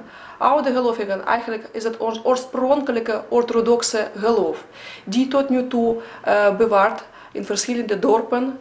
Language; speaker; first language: Dutch; non-native, fluent; Russian